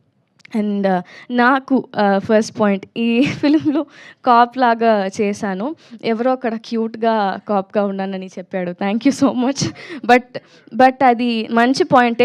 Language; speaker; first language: Telugu; non-native, learner; Tamil